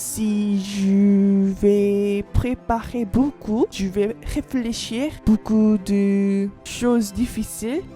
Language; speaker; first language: French; non-native, learner; Korean